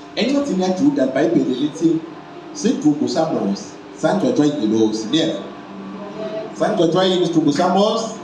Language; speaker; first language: Zulu; non-native, local second language; Swati